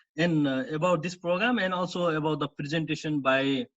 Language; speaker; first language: English; non-native, local second language; Nepali